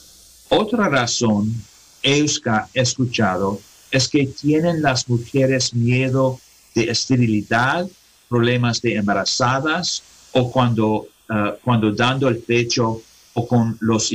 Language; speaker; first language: Spanish; non-native, learner; English